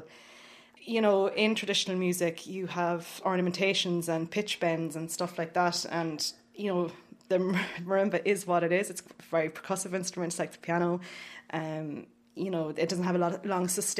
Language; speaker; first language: English; native; English